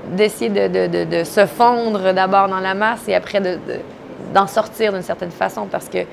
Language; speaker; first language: French; native; French